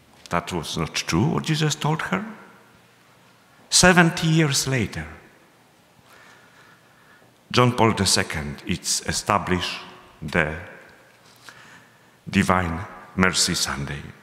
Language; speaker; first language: English; non-native, fluent; Polish